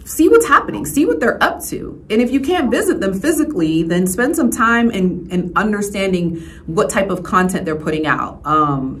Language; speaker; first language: English; native; English